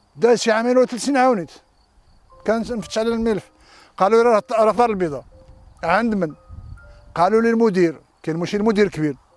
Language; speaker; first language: Arabic; non-native, local second language; Riffian